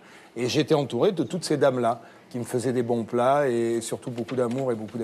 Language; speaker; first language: French; native; French